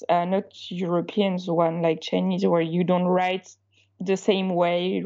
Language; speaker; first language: English; non-native, fluent; Swiss German